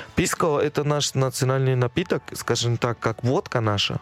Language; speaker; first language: Russian; non-native, fluent; Spanish